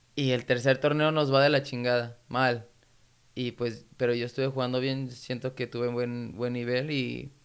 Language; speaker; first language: Spanish; early bilingual, heritage; Spanish